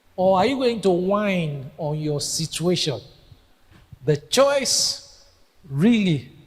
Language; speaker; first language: English; non-native, local second language; Yoruba